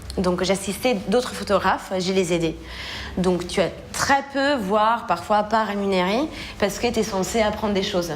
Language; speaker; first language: French; non-native, fluent; Italian